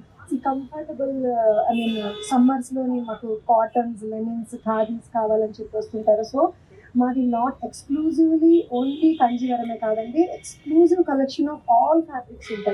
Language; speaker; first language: Telugu; native; Telugu